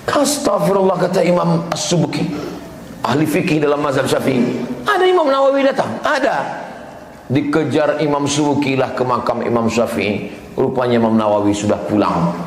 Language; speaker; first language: Indonesian; native; Indonesian